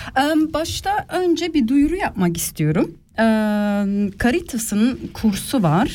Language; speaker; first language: Turkish; early bilingual, heritage; Turkish